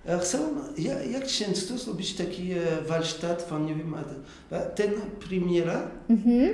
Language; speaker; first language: Polish; non-native, learner; French